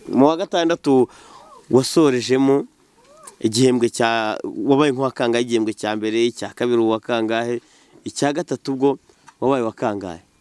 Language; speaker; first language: Kinyarwanda; native; Kinyarwanda